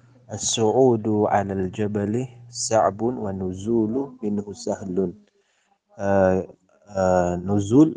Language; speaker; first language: Arabic; non-native, learner; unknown